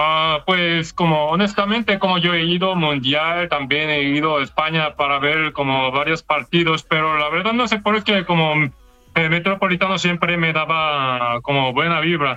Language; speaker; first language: Spanish; non-native, learner; Korean